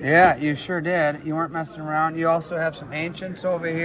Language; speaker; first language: English; native; English